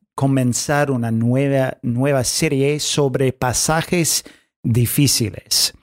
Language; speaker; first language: Spanish; non-native, fluent; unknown